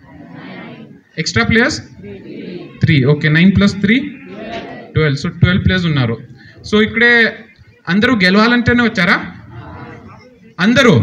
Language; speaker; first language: Telugu; non-native, learner; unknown